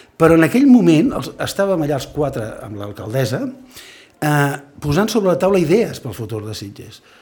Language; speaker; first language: Catalan; native; Catalan